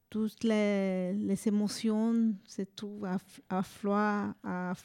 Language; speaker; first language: French; non-native, fluent; Spanish